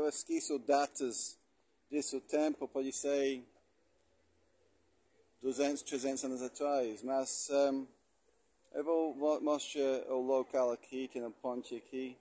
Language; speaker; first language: Portuguese; non-native, learner; English